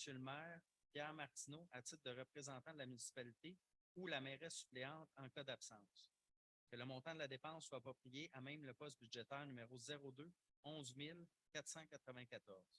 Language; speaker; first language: French; native; French